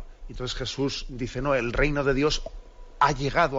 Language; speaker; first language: Spanish; native; Spanish